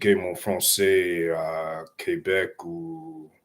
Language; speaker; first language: French; non-native, learner; English